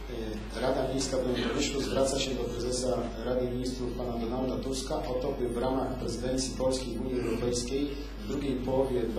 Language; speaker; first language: Polish; native; Polish